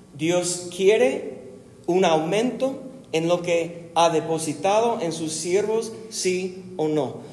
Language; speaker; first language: Spanish; non-native, fluent; English